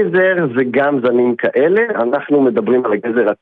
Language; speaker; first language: Hebrew; native; Hebrew